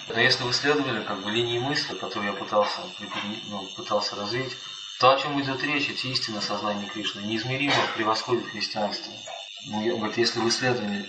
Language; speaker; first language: Russian; native; Russian